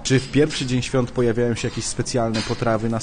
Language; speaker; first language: Polish; native; Polish